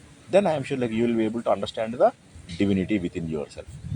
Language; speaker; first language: English; non-native, local second language; Telugu